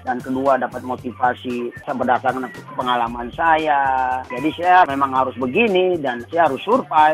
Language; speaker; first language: Indonesian; native; Indonesian